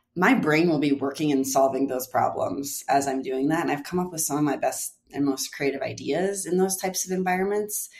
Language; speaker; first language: English; native; English